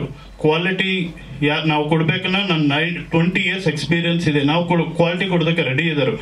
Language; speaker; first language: Kannada; non-native, local second language; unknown